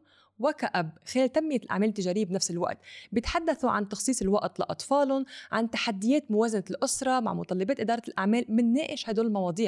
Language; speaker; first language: Arabic; native; Arabic